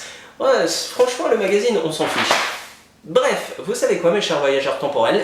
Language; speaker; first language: French; native; French